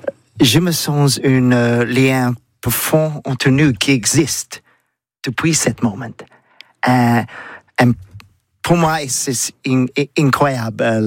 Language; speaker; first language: French; non-native, learner; English